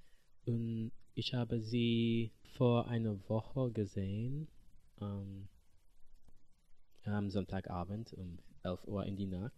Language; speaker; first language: German; non-native, learner; English